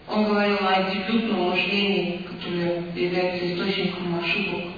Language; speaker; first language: Russian; native; Russian